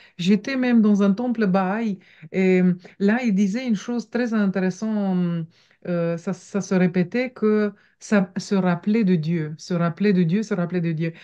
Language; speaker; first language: French; non-native, fluent; Romanian